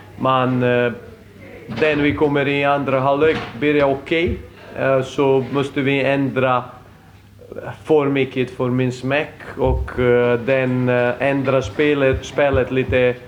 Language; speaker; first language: Swedish; non-native, fluent; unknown